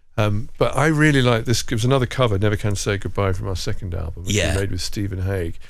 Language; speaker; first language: English; native; English